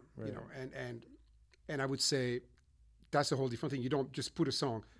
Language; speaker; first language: English; non-native, fluent; French